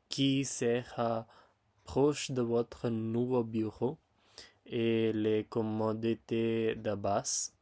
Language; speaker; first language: French; non-native, learner; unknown